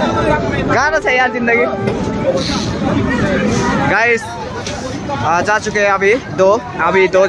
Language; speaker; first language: Hindi; non-native, local second language; Nepali